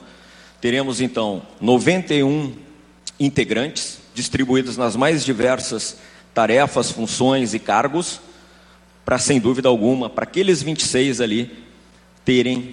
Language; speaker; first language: Portuguese; native; Portuguese